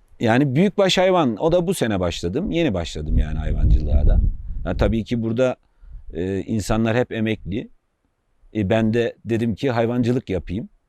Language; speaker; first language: Turkish; native; Turkish